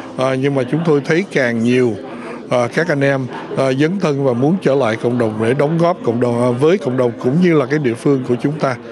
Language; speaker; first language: Vietnamese; early bilingual, heritage; Vietnamese